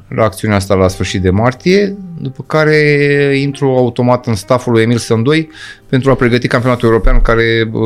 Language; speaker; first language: Romanian; native; Romanian